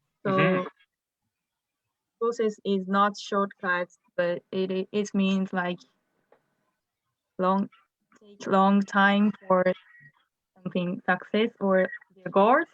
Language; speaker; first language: English; non-native, learner; Japanese